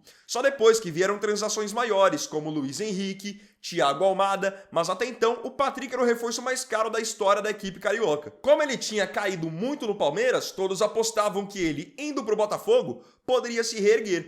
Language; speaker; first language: Portuguese; native; Portuguese